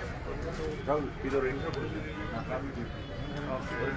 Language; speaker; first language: Tamil; native; Tamil